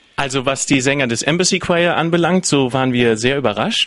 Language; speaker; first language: German; native; German